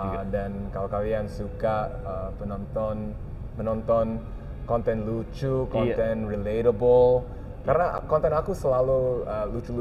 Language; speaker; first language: Indonesian; early bilingual, heritage; English